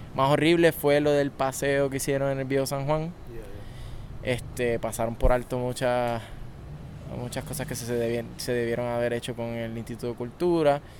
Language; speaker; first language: Spanish; native; Spanish